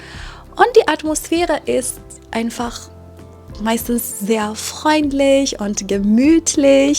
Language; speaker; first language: German; non-native, fluent; Persian